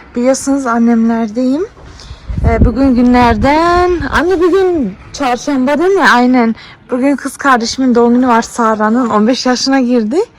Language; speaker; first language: Turkish; early bilingual, heritage; Turkish